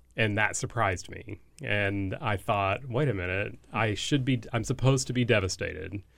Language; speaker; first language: English; native; English